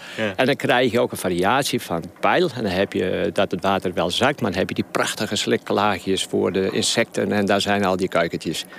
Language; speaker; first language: Dutch; non-native, local second language; Western Frisian